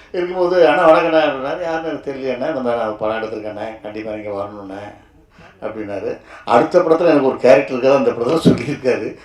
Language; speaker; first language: Tamil; native; Tamil